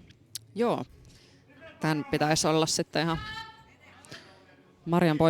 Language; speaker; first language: Finnish; native; Finnish